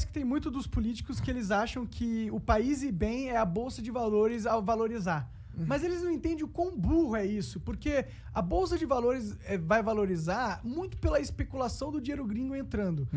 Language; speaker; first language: Portuguese; native; Portuguese